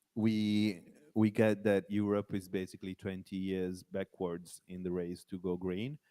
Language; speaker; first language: English; non-native, fluent; Italian